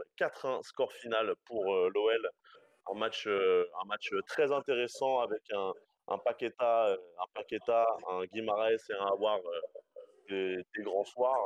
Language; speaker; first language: French; native; French